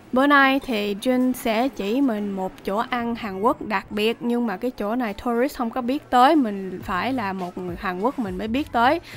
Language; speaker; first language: Vietnamese; native; Vietnamese